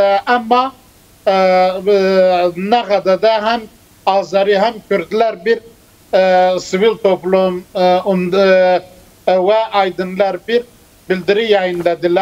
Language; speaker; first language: Turkish; non-native, fluent; Kurdish